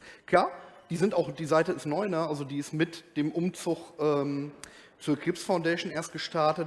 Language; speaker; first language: German; native; German